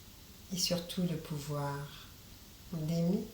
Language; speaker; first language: French; native; French